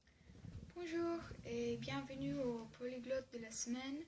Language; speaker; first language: French; non-native, learner; English